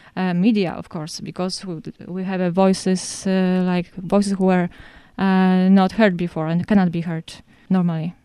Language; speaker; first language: English; non-native, fluent; Polish